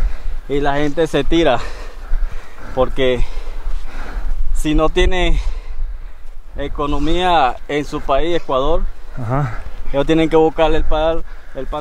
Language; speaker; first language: Spanish; native; Spanish